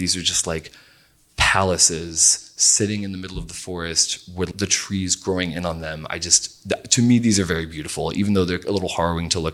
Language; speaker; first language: English; native; English